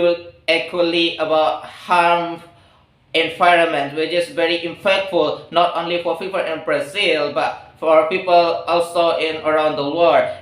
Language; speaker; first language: English; non-native, learner; Indonesian